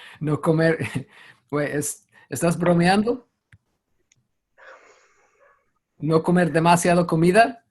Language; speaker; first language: Spanish; non-native, fluent; English